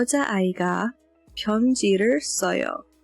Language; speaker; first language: Korean; non-native, learner; English